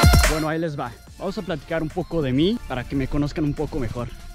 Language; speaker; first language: Spanish; early bilingual, heritage; Spanish